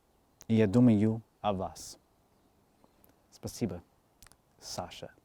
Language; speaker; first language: Russian; non-native, learner; English